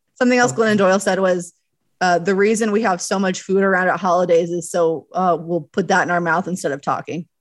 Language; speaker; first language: English; native; English